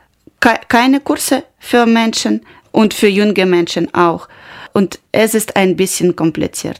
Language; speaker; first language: German; non-native, learner; Ukrainian